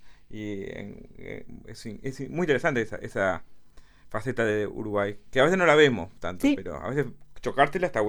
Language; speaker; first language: Spanish; native; Spanish